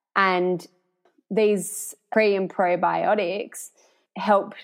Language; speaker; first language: English; native; English